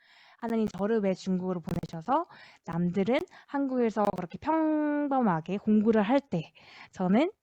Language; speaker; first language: Korean; early bilingual, heritage; Korean